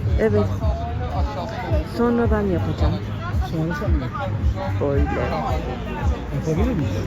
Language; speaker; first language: Turkish; non-native, learner; Persian